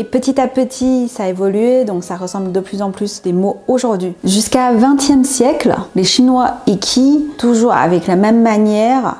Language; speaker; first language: French; non-native, learner; Chinese